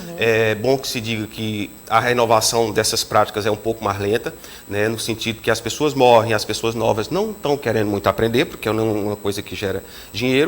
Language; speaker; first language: Portuguese; native; Portuguese